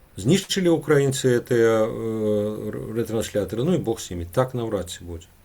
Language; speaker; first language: Belarusian; non-native, local second language; Russian